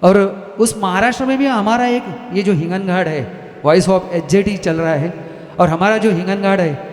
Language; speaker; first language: Hindi; non-native, local second language; Marathi